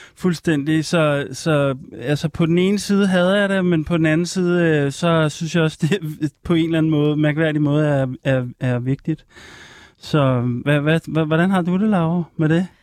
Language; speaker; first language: Danish; native; Danish